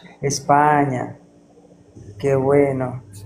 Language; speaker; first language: Spanish; native; Spanish